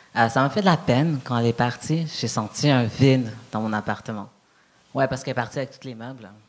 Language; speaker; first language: French; native; French